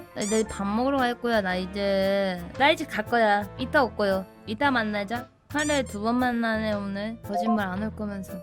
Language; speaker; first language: Korean; native; Korean